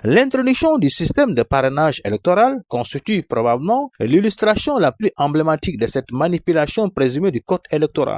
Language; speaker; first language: French; non-native, local second language; Wolof